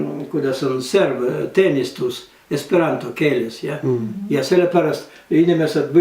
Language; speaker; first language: Estonian; non-native, learner; Russian